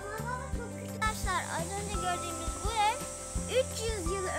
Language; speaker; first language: Turkish; early bilingual, heritage; Turkish